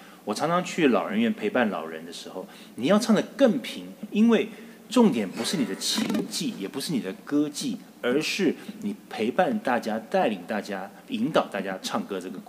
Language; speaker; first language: Chinese; native; Chinese